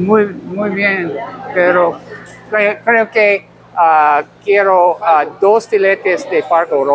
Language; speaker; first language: Spanish; non-native, learner; English